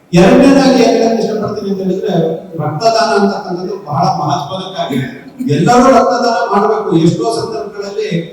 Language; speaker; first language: Kannada; native; Kannada